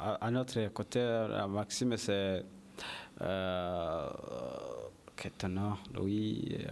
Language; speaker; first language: French; non-native, learner; Kinyarwanda